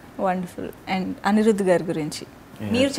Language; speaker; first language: Telugu; native; Telugu